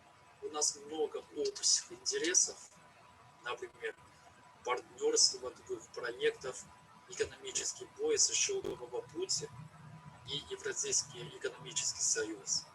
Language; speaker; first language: Russian; non-native, fluent; Chinese